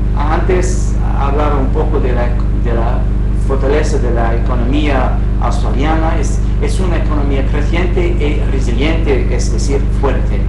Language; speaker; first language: Spanish; non-native, fluent; English